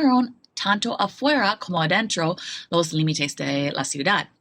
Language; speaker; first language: Spanish; non-native, fluent; English